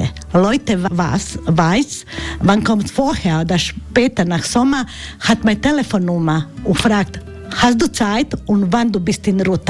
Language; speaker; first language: German; non-native, learner; Croatian